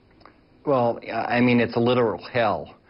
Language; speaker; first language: English; native; English